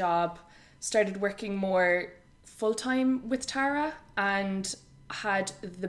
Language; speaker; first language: English; native; English